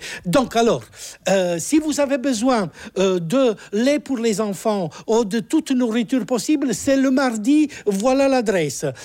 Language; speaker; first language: French; non-native, fluent; Italian